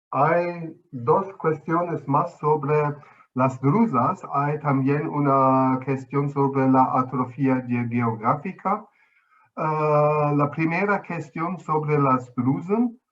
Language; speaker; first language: Spanish; non-native, fluent; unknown